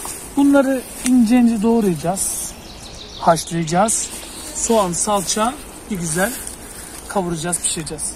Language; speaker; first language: Turkish; native; Turkish